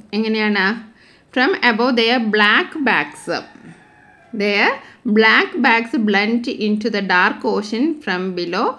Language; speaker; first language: English; non-native, local second language; Malayalam